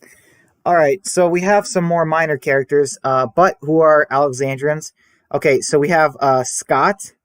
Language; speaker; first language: English; native; English